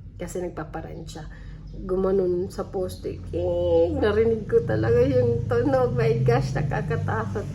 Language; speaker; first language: Filipino; non-native, local second language; Waray